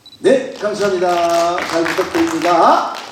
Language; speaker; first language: Korean; native; Korean